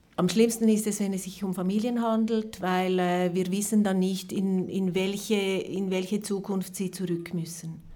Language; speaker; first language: German; native; German